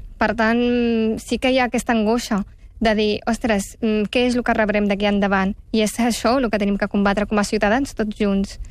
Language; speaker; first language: Catalan; early bilingual, other home language; Arabic